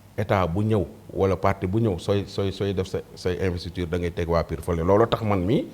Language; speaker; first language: Wolof; native; Wolof